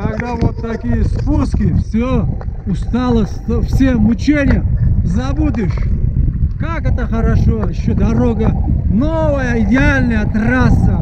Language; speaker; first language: Russian; non-native, fluent; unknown